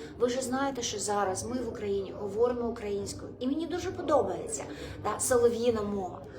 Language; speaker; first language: Ukrainian; non-native, local second language; Russian